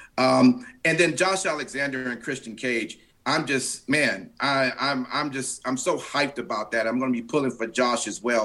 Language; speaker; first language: English; native; English